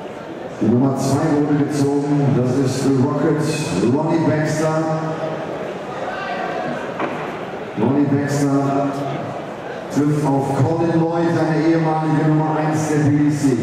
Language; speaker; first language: German; native; German